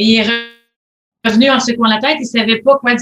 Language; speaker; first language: French; native; French